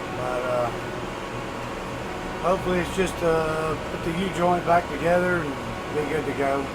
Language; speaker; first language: English; native; English